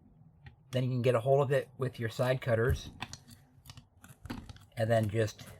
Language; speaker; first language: English; native; English